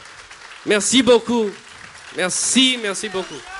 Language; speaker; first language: French; non-native, learner; English